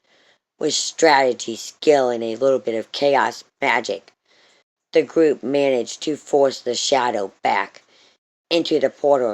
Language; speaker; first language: English; native; English